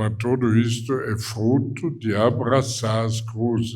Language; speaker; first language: Portuguese; non-native, fluent; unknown